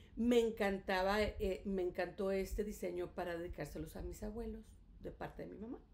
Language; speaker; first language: Spanish; native; Spanish